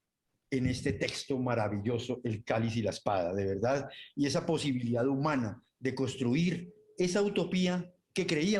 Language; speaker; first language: Spanish; native; Spanish